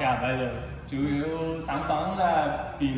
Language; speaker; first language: Vietnamese; non-native, learner; Japanese